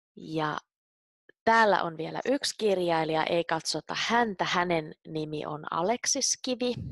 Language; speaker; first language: Finnish; native; Finnish